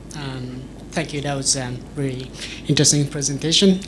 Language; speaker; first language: English; native; English